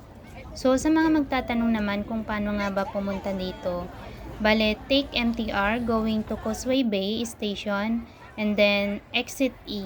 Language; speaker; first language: Filipino; native; Filipino